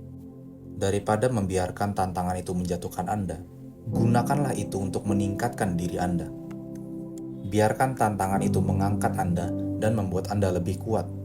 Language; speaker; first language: Indonesian; native; Indonesian